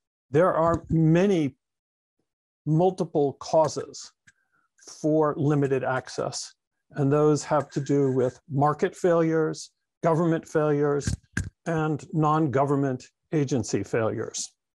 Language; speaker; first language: English; native; English